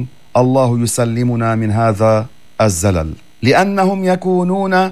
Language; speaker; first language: Arabic; native; Arabic